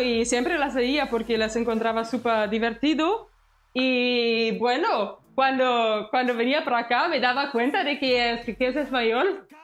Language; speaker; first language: Spanish; non-native, fluent; German